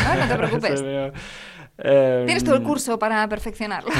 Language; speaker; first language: Spanish; native; Spanish